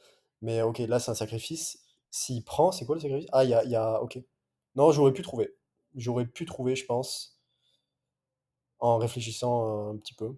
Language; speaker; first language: French; native; French